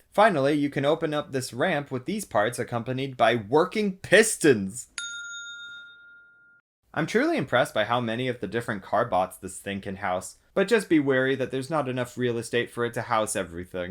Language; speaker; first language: English; native; English